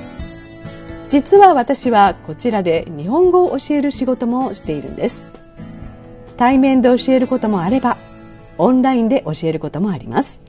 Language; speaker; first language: Japanese; native; Japanese